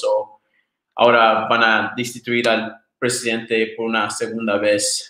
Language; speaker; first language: Spanish; early bilingual, other home language; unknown